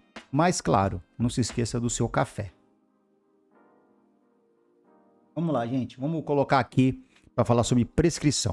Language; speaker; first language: Portuguese; native; Portuguese